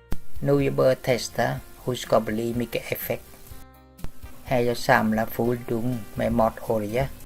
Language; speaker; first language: Swedish; non-native, learner; Vietnamese